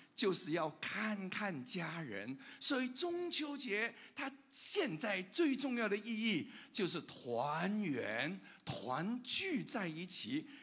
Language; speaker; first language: Chinese; non-native, local second language; Cantonese